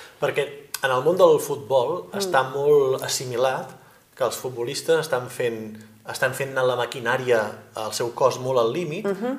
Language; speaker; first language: Catalan; native; Catalan